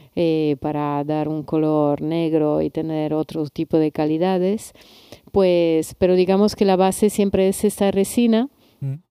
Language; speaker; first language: Spanish; non-native, fluent; Italian